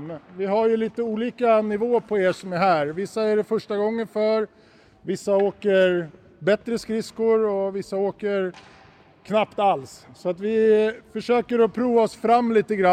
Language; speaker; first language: Swedish; native; Swedish